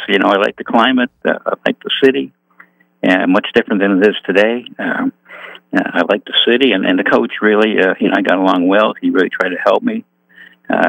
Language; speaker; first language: English; native; English